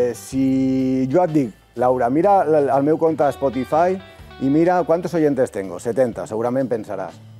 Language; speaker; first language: Catalan; non-native, local second language; Spanish